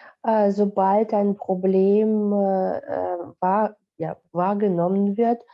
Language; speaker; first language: German; non-native, fluent; Russian